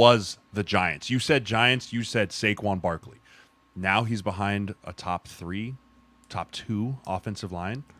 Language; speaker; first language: English; native; English